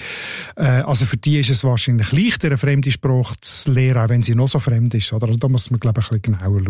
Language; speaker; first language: German; native; German